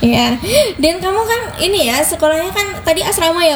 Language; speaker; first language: Indonesian; native; Indonesian